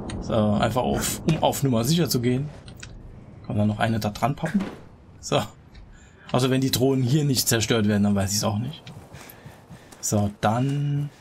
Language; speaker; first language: German; native; German